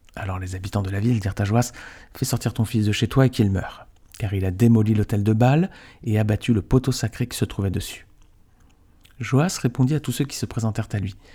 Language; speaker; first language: French; native; French